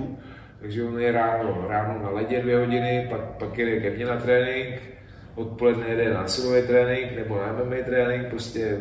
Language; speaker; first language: Czech; native; Czech